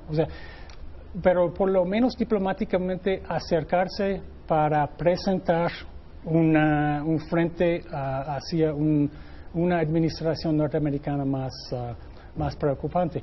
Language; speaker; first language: Spanish; non-native, fluent; English